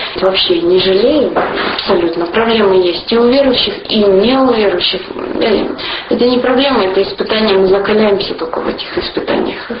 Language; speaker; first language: Russian; native; Russian